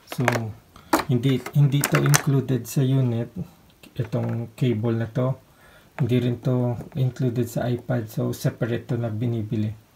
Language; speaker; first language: Filipino; native; Filipino